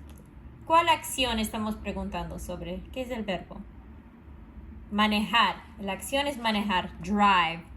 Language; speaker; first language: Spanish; non-native, fluent; English